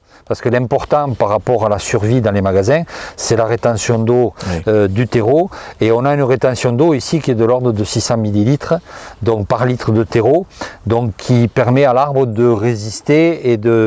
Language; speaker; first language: French; native; French